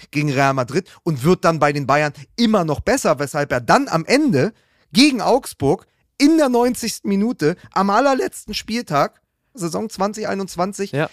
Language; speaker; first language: German; native; German